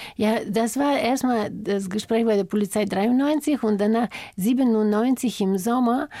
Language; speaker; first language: German; non-native, fluent; Bulgarian